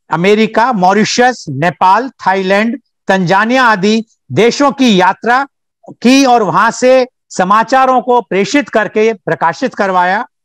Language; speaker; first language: Hindi; native; Hindi